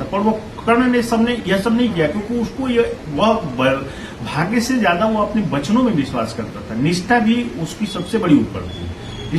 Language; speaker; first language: Hindi; native; Hindi